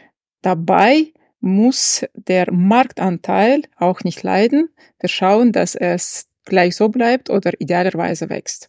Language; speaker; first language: German; non-native, fluent; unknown